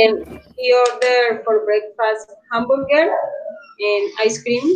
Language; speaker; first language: English; non-native, learner; Spanish